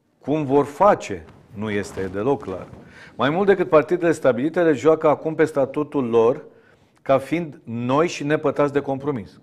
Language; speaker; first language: Romanian; native; Romanian